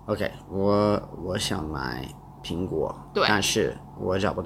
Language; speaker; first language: Chinese; non-native, learner; English